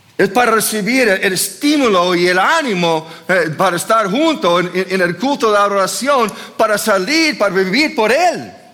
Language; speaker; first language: Spanish; non-native, fluent; English